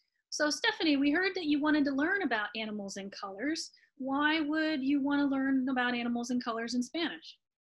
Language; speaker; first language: English; native; English